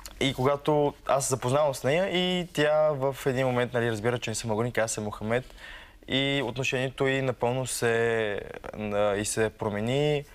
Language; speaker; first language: Bulgarian; early bilingual, other home language; Arabic